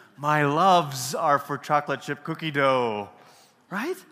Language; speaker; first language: English; early bilingual, other home language; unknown